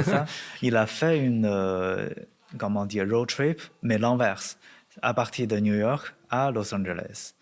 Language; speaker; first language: French; non-native, learner; Chinese